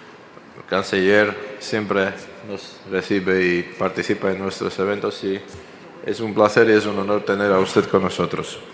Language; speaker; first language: Spanish; non-native, fluent; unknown